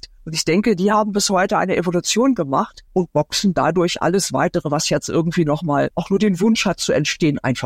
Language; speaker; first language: German; native; German